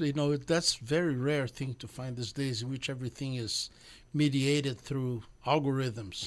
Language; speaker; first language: English; non-native, fluent; Portuguese